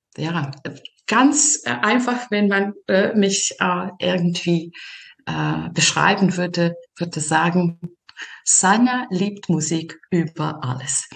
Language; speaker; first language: German; non-native, fluent; Serbian